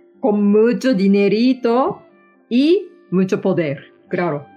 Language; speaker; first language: Spanish; non-native, fluent; Japanese